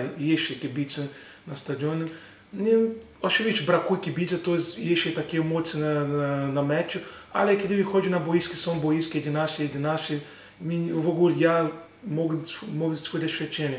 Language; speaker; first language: Polish; non-native, learner; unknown